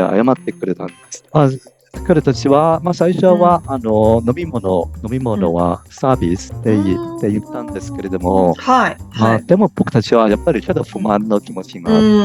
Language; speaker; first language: Japanese; non-native, fluent; Cantonese